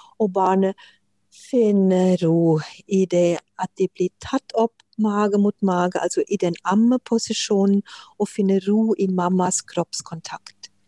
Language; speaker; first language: Norwegian; non-native, fluent; German